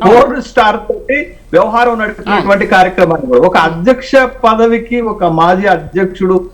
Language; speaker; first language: Telugu; native; Telugu